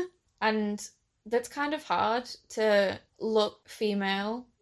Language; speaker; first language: English; native; English